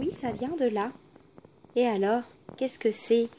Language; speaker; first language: French; native; French